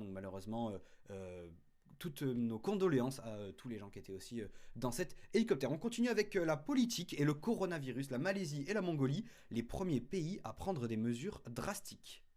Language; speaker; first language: French; native; French